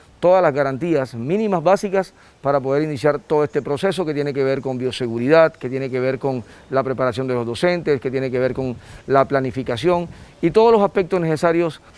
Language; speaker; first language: Spanish; native; Spanish